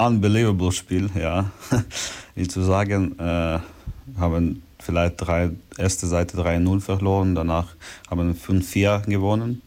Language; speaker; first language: German; non-native, learner; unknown